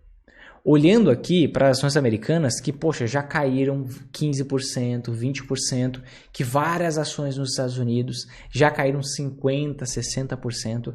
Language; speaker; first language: Portuguese; native; Portuguese